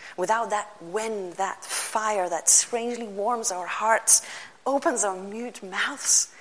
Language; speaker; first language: English; non-native, fluent; Lithuanian